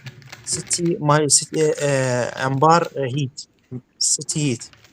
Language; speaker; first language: English; non-native, learner; Arabic